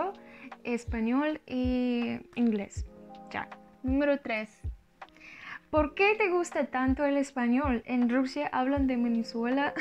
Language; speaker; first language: Spanish; non-native, learner; Russian